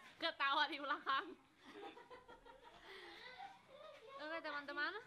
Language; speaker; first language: Indonesian; non-native, fluent; English